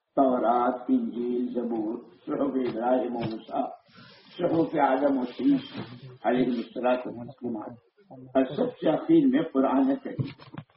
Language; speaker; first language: Urdu; non-native, local second language; Gujarati